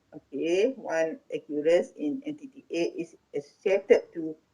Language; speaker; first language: English; non-native, local second language; Malay